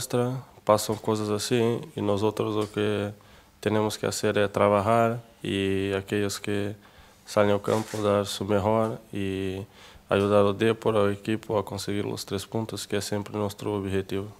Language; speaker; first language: Spanish; non-native, fluent; Portuguese